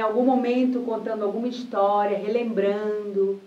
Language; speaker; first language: Portuguese; native; Portuguese